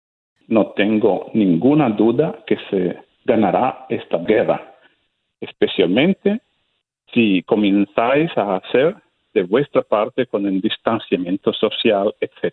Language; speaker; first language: Spanish; non-native, fluent; Italian